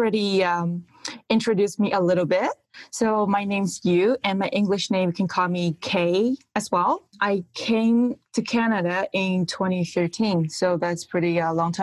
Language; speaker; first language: English; non-native, fluent; Chinese